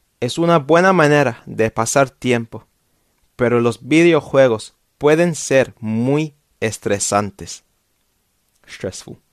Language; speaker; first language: Spanish; non-native, fluent; English